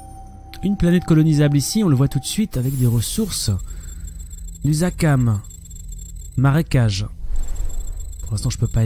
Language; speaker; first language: French; native; French